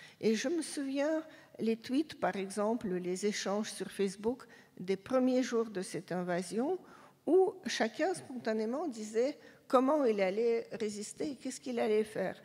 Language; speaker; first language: French; non-native, fluent; Russian